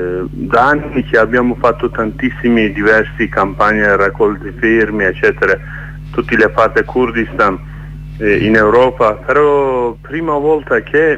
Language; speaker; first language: Italian; non-native, learner; Kurdish